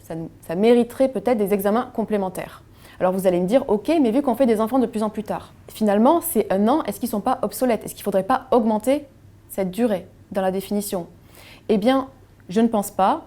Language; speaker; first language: French; native; French